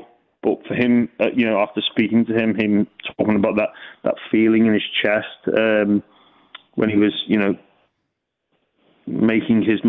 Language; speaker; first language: English; native; English